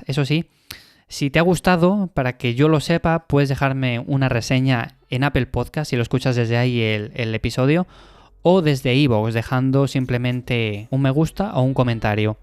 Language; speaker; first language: Spanish; native; Spanish